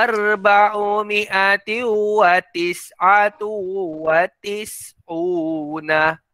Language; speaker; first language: Arabic; non-native, fluent; Malay